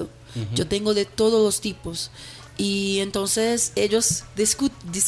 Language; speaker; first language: Spanish; non-native, fluent; Portuguese